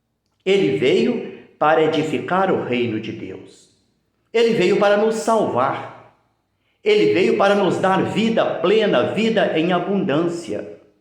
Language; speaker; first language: Portuguese; native; Portuguese